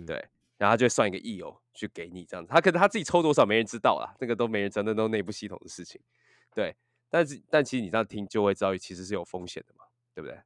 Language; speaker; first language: Chinese; native; Chinese